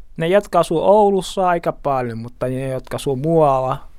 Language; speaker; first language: Finnish; non-native, learner; Portuguese